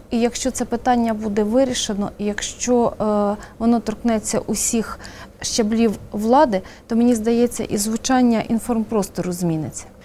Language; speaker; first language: Ukrainian; native; Ukrainian